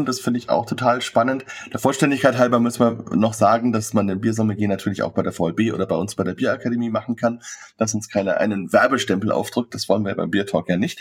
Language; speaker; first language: German; native; German